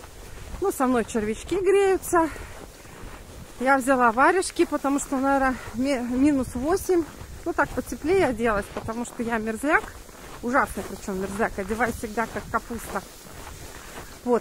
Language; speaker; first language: Russian; native; Russian